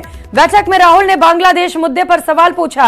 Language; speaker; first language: Hindi; native; Hindi